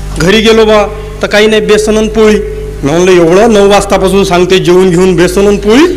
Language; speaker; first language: Marathi; native; Marathi